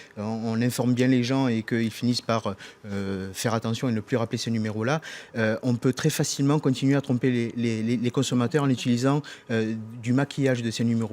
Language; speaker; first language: French; native; French